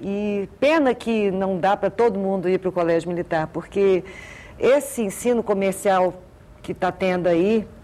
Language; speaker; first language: Portuguese; native; Portuguese